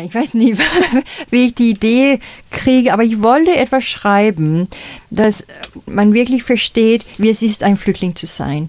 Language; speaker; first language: German; non-native, fluent; Danish